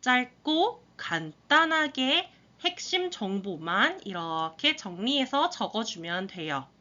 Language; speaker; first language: Korean; early bilingual, heritage; Korean